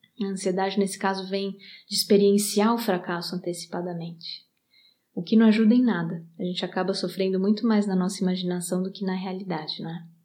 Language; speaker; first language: Portuguese; native; Portuguese